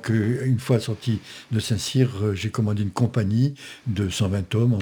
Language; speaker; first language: French; native; French